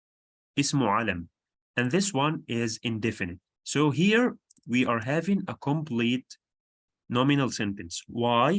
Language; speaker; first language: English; non-native, fluent; Arabic